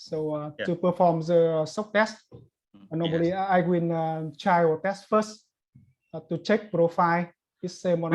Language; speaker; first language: English; non-native, learner; Vietnamese